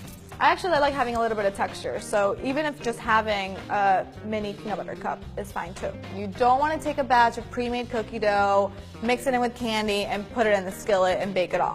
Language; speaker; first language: English; native; English